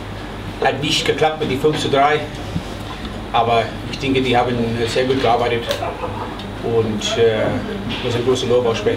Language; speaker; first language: German; non-native, fluent; English